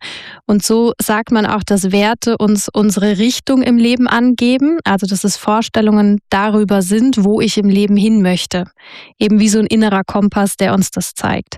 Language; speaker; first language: German; native; German